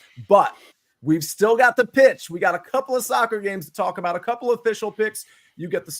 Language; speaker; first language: English; native; English